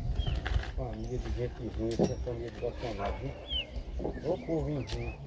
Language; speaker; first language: Portuguese; native; Portuguese